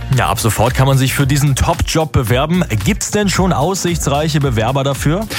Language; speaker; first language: German; native; German